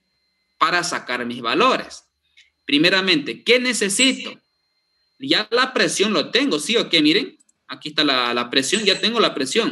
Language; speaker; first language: Spanish; native; Spanish